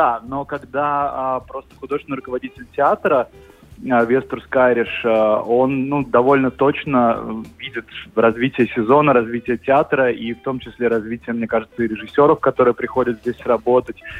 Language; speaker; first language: Russian; native; Russian